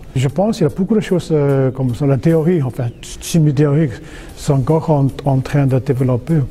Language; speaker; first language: French; non-native, fluent; Chinese